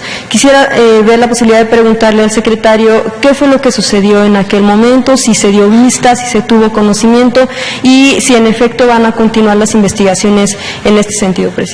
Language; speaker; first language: Spanish; native; Spanish